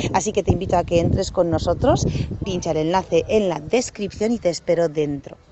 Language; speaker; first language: Spanish; non-native, fluent; Polish